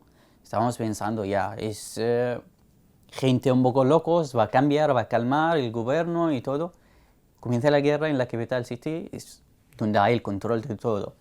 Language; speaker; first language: Spanish; non-native, learner; Arabic